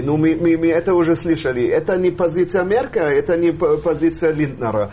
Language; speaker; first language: Russian; non-native, fluent; German